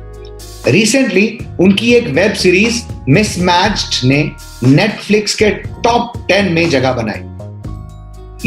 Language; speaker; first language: Hindi; native; Hindi